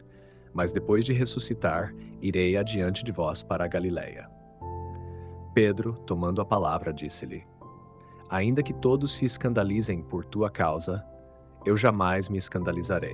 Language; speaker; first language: Portuguese; native; Portuguese